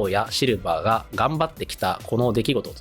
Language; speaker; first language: Japanese; native; Japanese